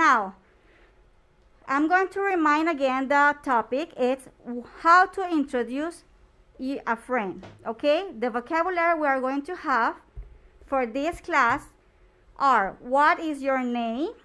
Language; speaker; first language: English; non-native, fluent; Spanish